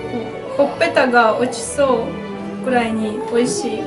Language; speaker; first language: Japanese; non-native, fluent; Russian